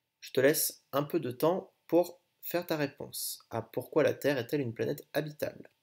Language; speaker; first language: French; native; French